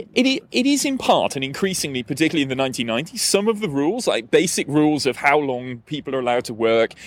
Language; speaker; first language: English; native; English